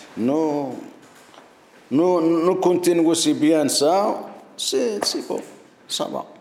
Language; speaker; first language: French; non-native, learner; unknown